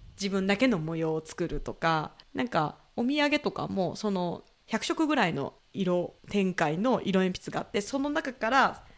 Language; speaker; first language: Japanese; native; Japanese